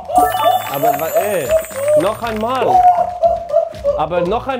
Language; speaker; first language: German; non-native, learner; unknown